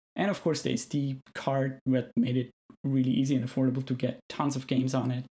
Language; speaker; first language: English; non-native, fluent; German